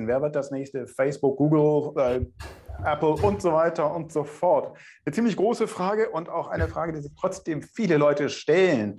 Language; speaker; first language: German; native; German